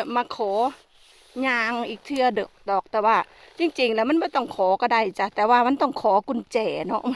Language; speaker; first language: Thai; non-native, local second language; Khmer